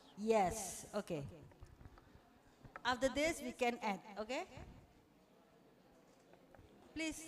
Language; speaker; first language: English; non-native, fluent; Indonesian